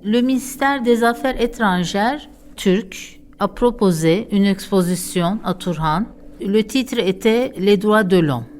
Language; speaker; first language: French; non-native, fluent; Turkish